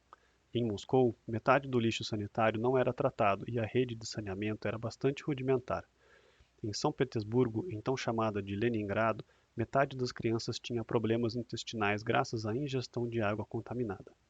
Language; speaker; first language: Portuguese; native; Portuguese